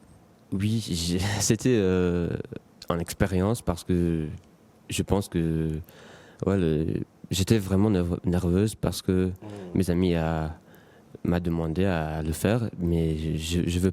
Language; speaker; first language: French; non-native, learner; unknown